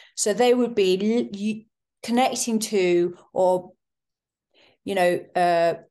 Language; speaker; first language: English; native; English